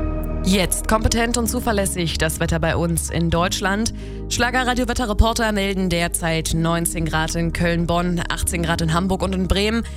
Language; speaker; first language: German; native; German